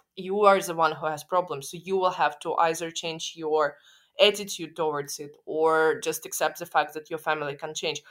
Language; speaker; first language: English; non-native, fluent; Russian